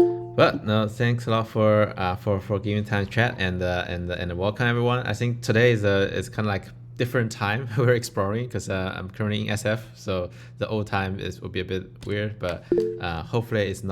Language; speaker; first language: English; non-native, fluent; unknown